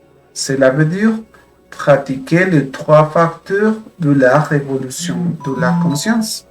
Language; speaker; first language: French; non-native, fluent; Spanish